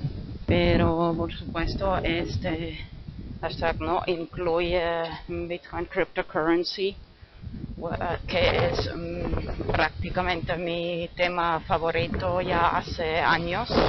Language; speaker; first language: Spanish; non-native, fluent; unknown